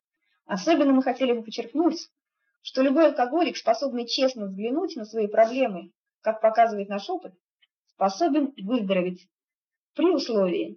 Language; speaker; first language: Russian; native; Russian